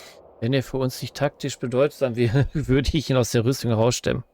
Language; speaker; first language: German; native; German